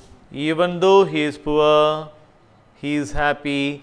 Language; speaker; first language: English; non-native, local second language; Tamil